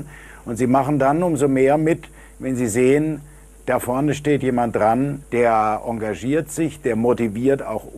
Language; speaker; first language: German; native; German